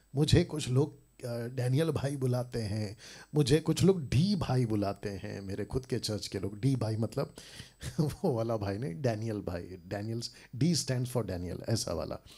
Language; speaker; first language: Hindi; native; Hindi